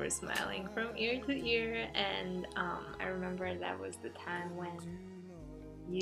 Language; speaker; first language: English; non-native, fluent; Polish